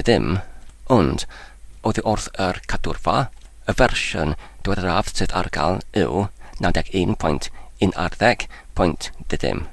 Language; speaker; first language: Welsh; non-native, learner; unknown